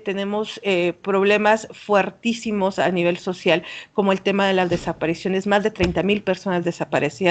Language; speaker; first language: Spanish; native; Spanish